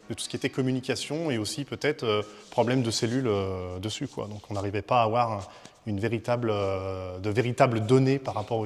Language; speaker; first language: French; native; French